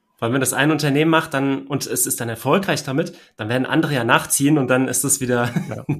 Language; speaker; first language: German; native; German